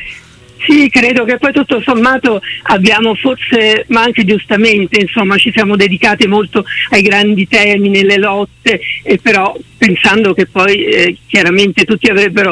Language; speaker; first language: Italian; native; Italian